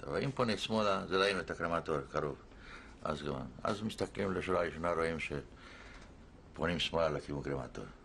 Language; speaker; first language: Hebrew; non-native, fluent; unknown